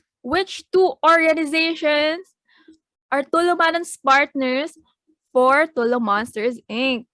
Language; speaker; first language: English; non-native, local second language; Filipino